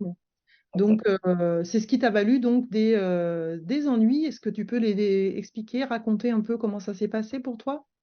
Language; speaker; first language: French; native; French